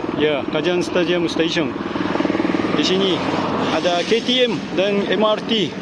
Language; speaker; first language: Malay; non-native, learner; Japanese